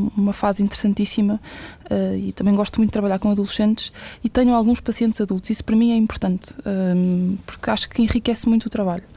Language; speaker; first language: Portuguese; early bilingual, other home language; English